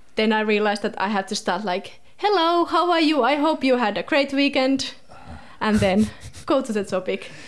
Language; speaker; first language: English; non-native, fluent; Finnish